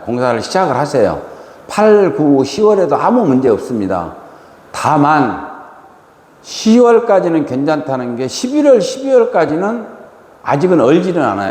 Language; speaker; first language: Korean; native; Korean